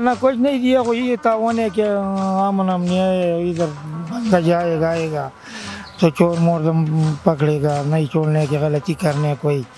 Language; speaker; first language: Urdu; non-native, local second language; Punjabi